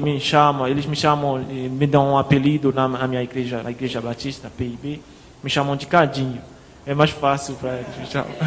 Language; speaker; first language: Portuguese; non-native, fluent; Haitian Creole